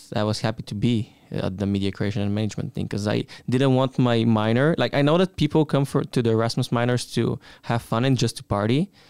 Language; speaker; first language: English; non-native, fluent; Bulgarian